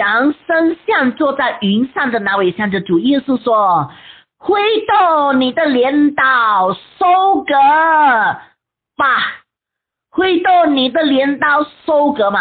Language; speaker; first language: Chinese; native; Chinese